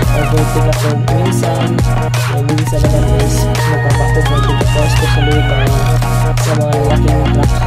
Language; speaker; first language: Filipino; non-native, local second language; Cebuano